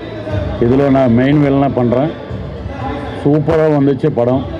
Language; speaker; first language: Tamil; non-native, local second language; Telugu